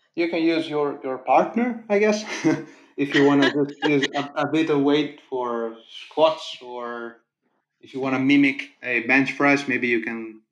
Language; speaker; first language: English; non-native, fluent; Italian